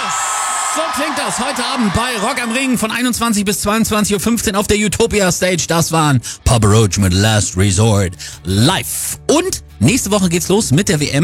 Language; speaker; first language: German; native; German